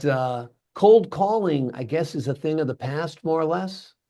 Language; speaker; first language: English; native; English